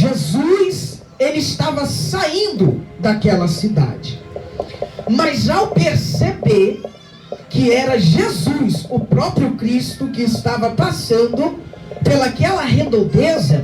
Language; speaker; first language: Portuguese; native; Portuguese